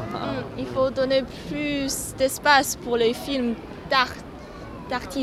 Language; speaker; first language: French; non-native, fluent; Chinese